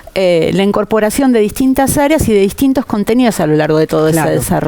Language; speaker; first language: Spanish; native; Spanish